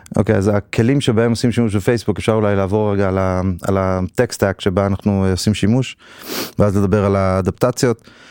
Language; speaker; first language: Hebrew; native; Hebrew